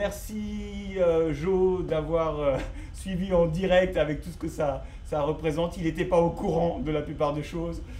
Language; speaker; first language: French; native; French